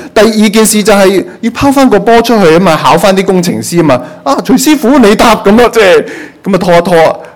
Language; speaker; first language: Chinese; non-native, local second language; Cantonese